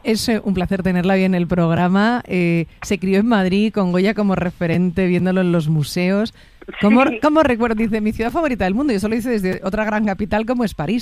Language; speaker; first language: Spanish; native; Spanish